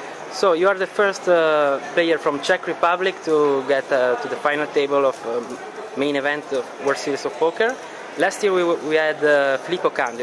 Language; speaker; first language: English; non-native, fluent; Italian